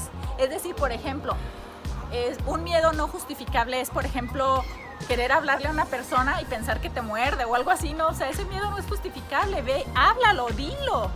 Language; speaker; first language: Spanish; native; Spanish